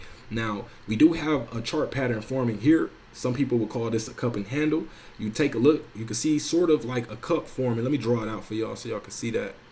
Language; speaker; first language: English; native; English